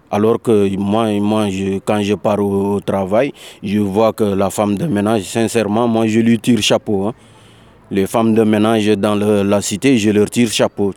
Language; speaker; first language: French; non-native, local second language; Wolof